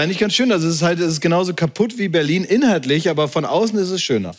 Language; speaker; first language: German; native; German